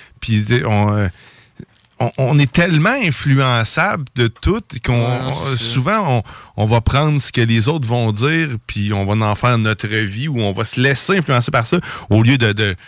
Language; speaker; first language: French; native; French